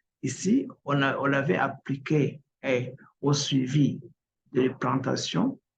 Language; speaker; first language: French; non-native, local second language; Kinyarwanda